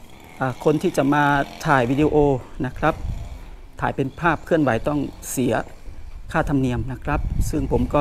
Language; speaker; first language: Thai; native; Thai